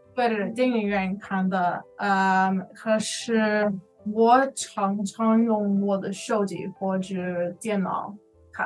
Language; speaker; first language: Chinese; non-native, learner; English